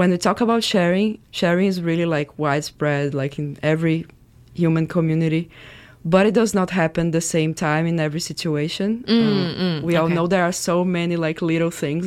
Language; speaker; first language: English; non-native, fluent; Portuguese